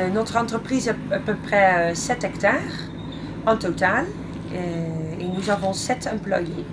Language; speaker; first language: French; non-native, fluent; Dutch